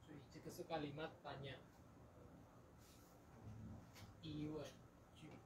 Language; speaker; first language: Chinese; non-native, learner; Indonesian